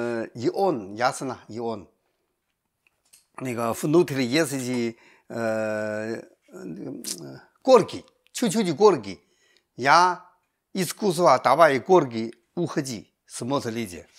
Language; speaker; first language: Russian; non-native, learner; Chinese